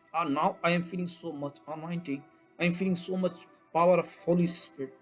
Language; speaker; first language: English; non-native, local second language; Hindi